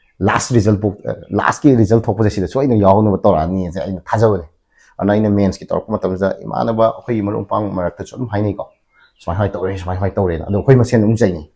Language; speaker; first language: Manipuri; native; Manipuri